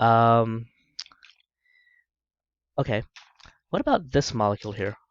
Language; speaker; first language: English; native; English